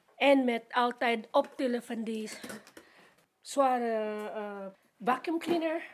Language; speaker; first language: Dutch; non-native, learner; Filipino